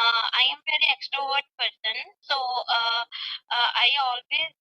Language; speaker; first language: English; non-native, learner; Punjabi